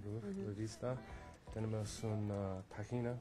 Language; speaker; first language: Spanish; non-native, learner; English